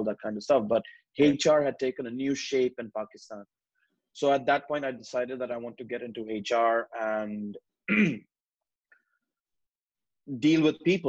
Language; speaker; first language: English; non-native, local second language; Urdu